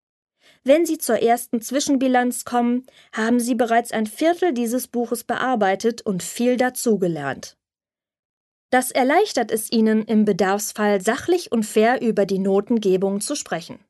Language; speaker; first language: German; native; German